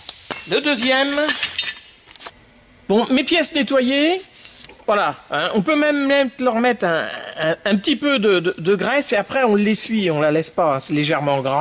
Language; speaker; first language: French; native; French